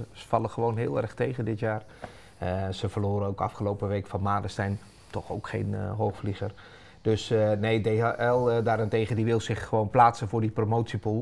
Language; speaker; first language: Dutch; native; Dutch